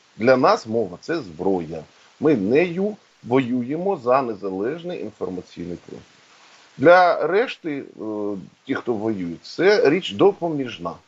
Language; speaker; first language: Ukrainian; native; Ukrainian